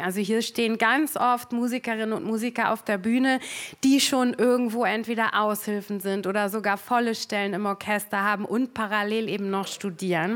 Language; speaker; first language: German; native; German